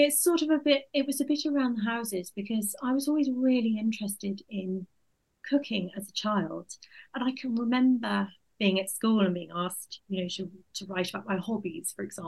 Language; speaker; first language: English; native; English